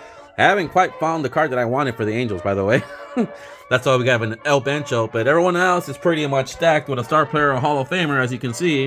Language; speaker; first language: English; native; English